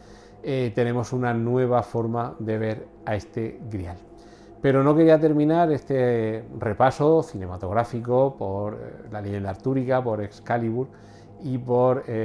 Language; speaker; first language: Spanish; native; Spanish